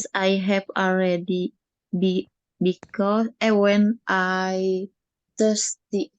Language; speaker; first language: English; non-native, learner; Indonesian